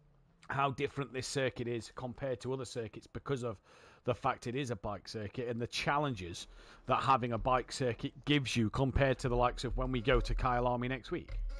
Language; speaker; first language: English; native; English